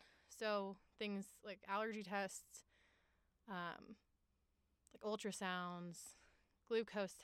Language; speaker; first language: English; native; English